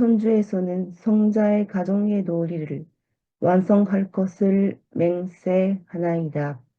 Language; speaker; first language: Korean; native; Korean